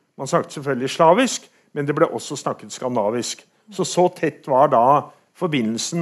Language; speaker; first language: Norwegian; native; Norwegian